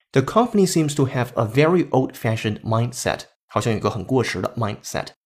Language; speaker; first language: English; non-native, fluent; Chinese